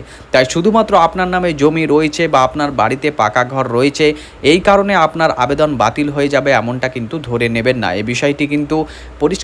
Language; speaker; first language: Bangla; native; Bangla